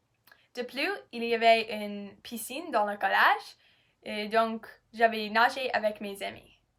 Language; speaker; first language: French; non-native, learner; English